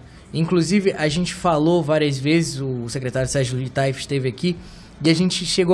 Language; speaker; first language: Portuguese; native; Portuguese